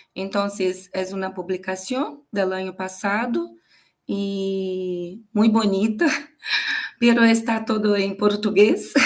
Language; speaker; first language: Spanish; non-native, learner; Portuguese